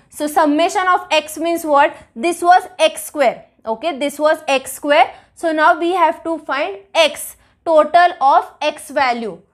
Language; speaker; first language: English; non-native, local second language; Marathi